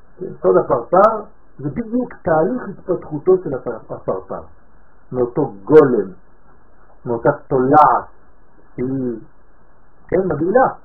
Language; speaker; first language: Hebrew; non-native, fluent; French